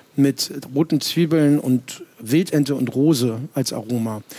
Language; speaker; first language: German; native; German